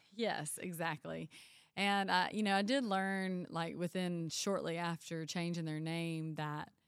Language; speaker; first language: English; native; English